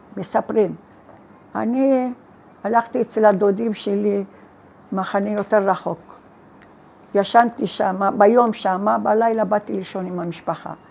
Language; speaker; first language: Hebrew; non-native, fluent; Arabic